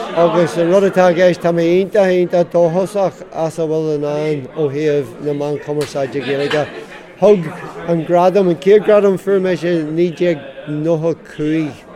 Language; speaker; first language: Irish; non-native, local second language; English